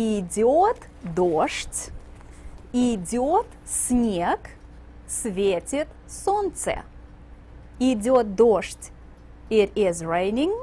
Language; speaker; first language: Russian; non-native, fluent; English